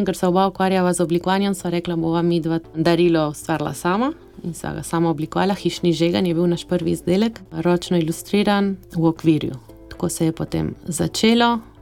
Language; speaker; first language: Slovenian; early bilingual, heritage; Slovenian